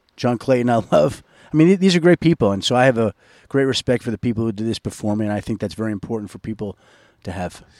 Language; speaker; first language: English; native; English